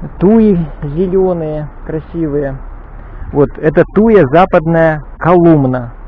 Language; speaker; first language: Russian; native; Russian